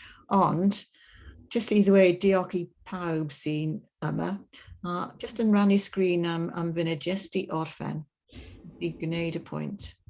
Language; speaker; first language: Welsh; non-native, learner; English